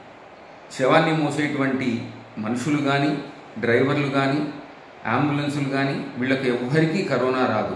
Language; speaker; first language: Telugu; native; Telugu